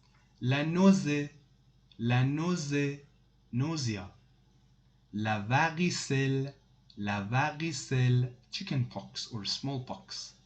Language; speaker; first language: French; non-native, fluent; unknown